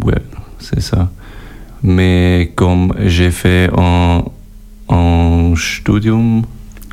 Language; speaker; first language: French; non-native, local second language; German